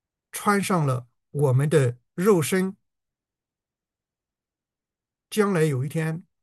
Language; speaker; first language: Chinese; native; Chinese